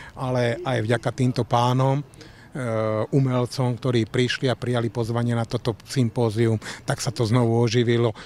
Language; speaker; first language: Slovak; native; Slovak